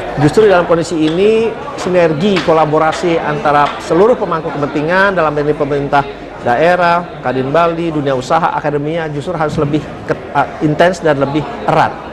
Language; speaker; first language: Indonesian; native; Indonesian